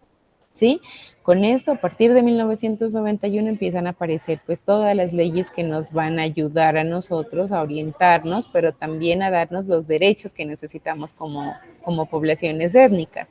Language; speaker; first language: Spanish; native; Spanish